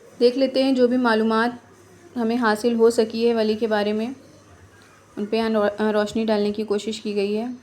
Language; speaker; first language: Urdu; native; Urdu